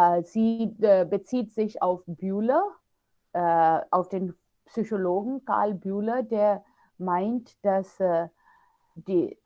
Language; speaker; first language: German; non-native, fluent; Hindi